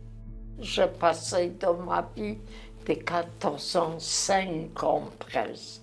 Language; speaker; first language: French; non-native, learner; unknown